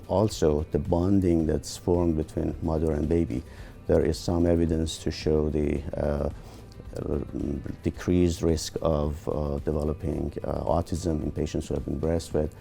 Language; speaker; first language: English; non-native, fluent; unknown